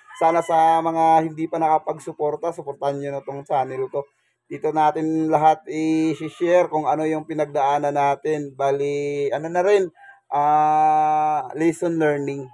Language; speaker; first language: Filipino; native; Filipino